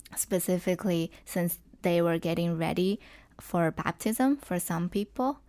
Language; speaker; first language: English; non-native, fluent; Chinese